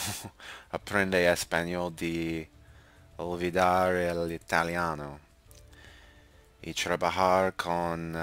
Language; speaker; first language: Spanish; non-native, learner; English